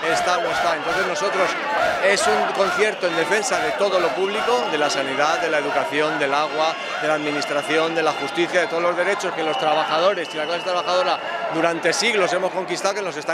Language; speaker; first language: Spanish; native; Spanish